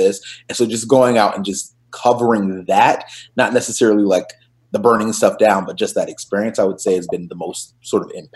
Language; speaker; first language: English; native; English